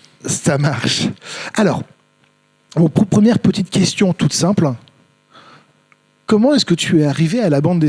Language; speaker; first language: French; native; French